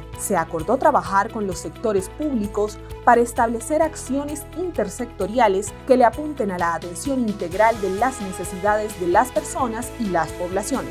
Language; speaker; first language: Spanish; native; Spanish